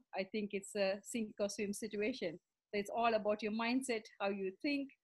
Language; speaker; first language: English; non-native, local second language; Tamil